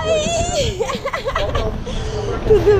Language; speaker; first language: Portuguese; non-native, learner; French